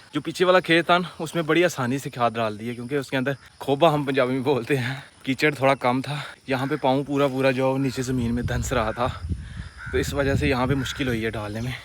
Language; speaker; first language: Urdu; non-native, local second language; Punjabi